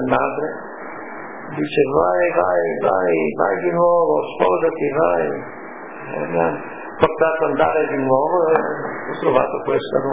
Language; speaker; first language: Italian; native; Italian